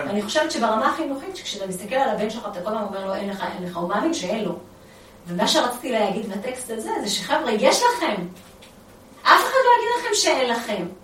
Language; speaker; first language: Hebrew; early bilingual, other home language; Amharic